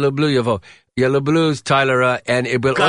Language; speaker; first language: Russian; non-native, learner; English